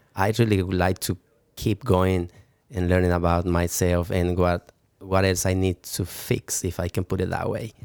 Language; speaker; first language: English; non-native, learner; Spanish